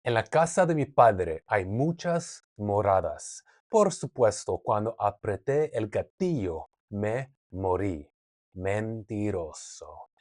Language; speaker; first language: Spanish; non-native, learner; English